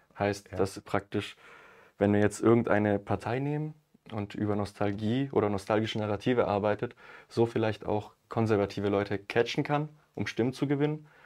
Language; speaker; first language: German; early bilingual, other home language; Italian